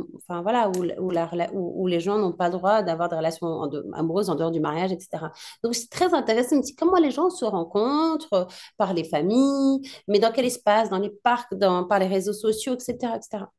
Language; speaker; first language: French; native; French